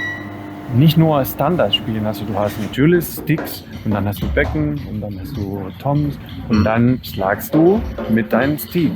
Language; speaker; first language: German; non-native, fluent; Spanish